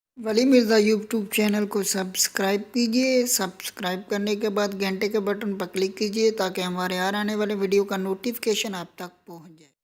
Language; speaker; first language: Urdu; non-native, local second language; Punjabi